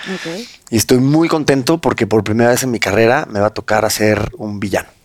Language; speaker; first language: Spanish; native; Spanish